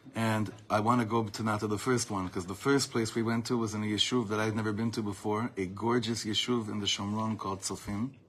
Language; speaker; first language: English; native; English